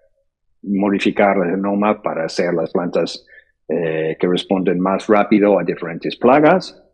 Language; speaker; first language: Spanish; non-native, fluent; English